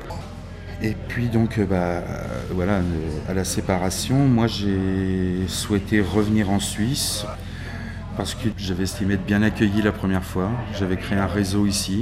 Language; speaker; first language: French; native; French